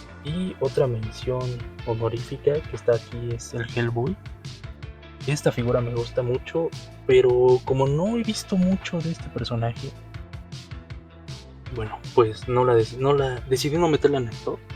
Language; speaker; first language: Spanish; native; Spanish